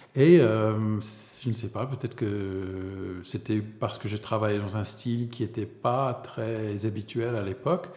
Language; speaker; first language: French; non-native, fluent; English